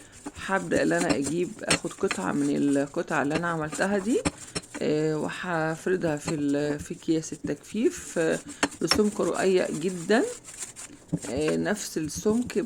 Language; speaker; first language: Arabic; native; Arabic